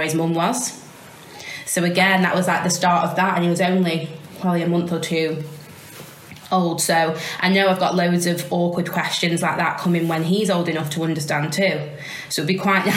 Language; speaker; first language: English; native; English